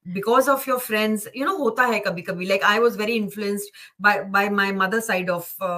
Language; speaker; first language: Hindi; native; Hindi